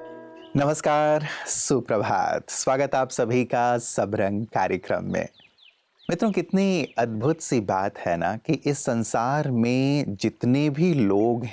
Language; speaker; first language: Hindi; native; Hindi